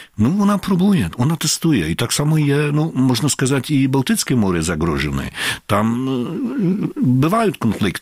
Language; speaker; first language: Ukrainian; non-native, fluent; Polish